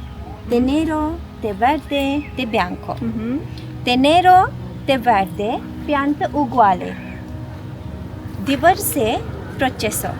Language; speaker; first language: Italian; non-native, learner; Sinhala